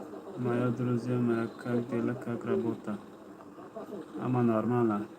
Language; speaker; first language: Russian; non-native, learner; Tajik